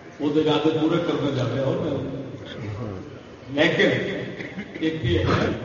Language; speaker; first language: Urdu; non-native, local second language; Punjabi